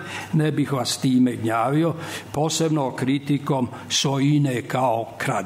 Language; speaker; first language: Serbian; native; Serbian